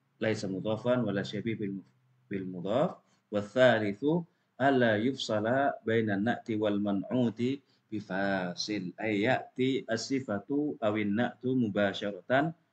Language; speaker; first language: Arabic; non-native, fluent; Indonesian